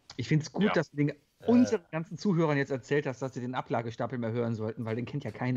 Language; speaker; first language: German; native; German